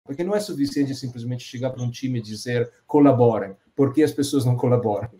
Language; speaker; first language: Portuguese; non-native, fluent; Italian